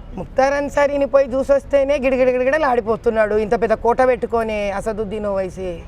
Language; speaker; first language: Telugu; native; Telugu